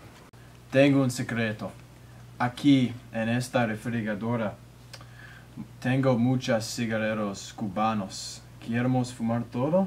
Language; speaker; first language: Spanish; non-native, learner; English